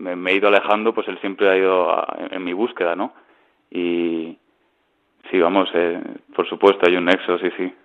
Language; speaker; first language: Spanish; native; Spanish